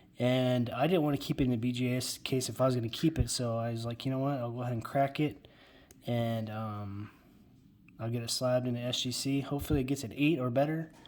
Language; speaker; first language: English; native; English